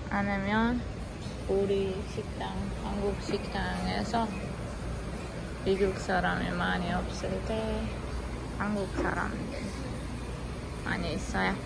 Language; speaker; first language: Korean; non-native, learner; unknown